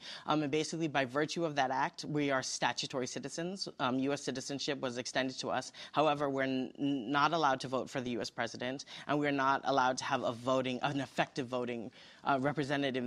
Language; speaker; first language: English; native; English